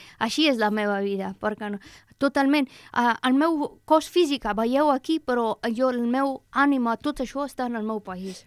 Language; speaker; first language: Catalan; non-native, fluent; Persian